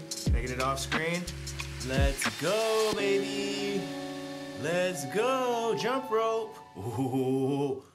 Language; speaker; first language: English; native; English